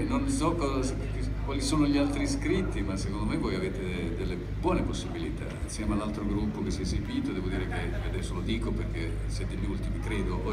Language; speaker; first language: Italian; native; Italian